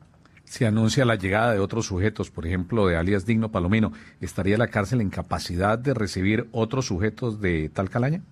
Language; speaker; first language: Spanish; native; Spanish